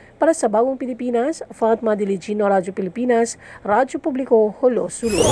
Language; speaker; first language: Filipino; non-native, local second language; Tausug